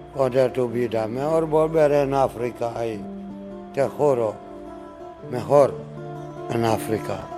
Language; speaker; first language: Spanish; non-native, learner; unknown